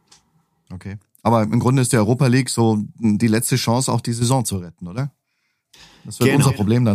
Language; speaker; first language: German; native; German